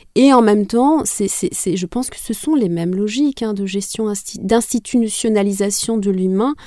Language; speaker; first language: French; non-native, local second language; Kinyarwanda